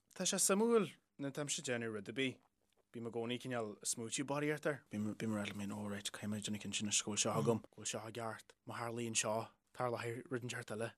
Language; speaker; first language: Irish; native; Irish